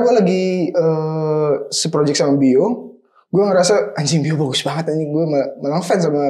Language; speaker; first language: Indonesian; native; Indonesian